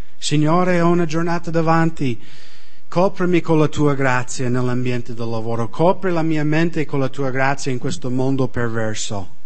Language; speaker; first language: Italian; non-native, fluent; English